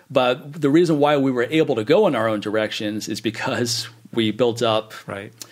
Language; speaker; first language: English; native; English